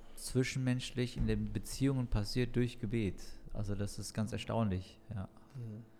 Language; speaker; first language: German; native; German